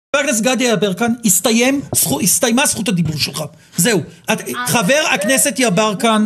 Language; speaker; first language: Hebrew; native; Hebrew